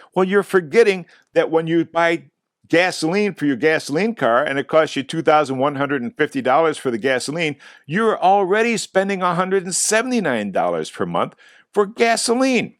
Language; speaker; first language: English; native; English